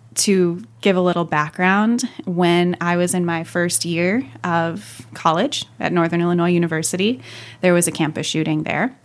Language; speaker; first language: English; native; English